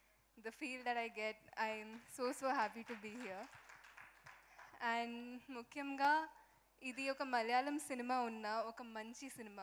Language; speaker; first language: Telugu; non-native, fluent; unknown